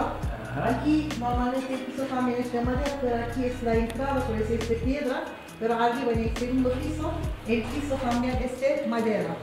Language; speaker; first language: Spanish; non-native, fluent; Turkish